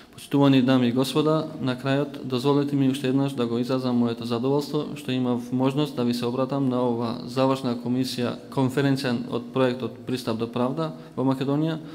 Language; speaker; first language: Macedonian; native; Macedonian